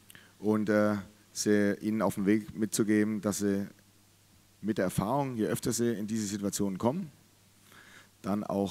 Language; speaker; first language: German; native; German